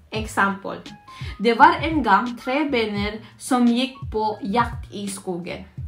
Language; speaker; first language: Norwegian; non-native, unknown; Filipino